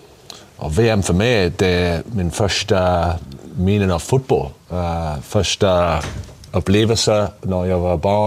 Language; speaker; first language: Swedish; non-native, learner; English